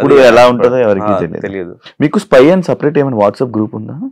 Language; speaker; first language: Telugu; native; Telugu